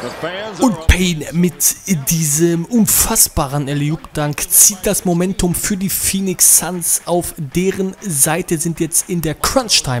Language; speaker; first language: German; native; German